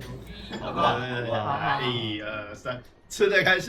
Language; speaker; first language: Chinese; native; Chinese